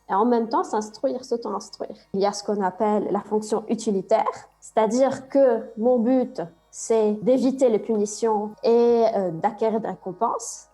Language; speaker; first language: French; non-native, local second language; Arabic